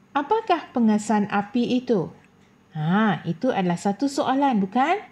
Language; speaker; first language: Malay; non-native, local second language; Tamil